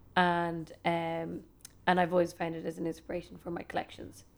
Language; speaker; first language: English; native; English